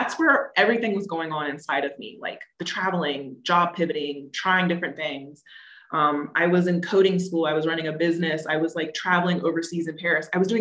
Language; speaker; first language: English; native; English